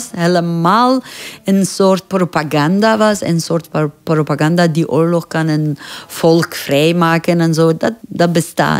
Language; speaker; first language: Dutch; non-native, fluent; Persian